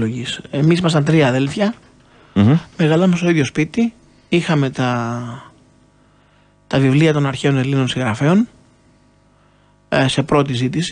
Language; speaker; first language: Greek; native; Greek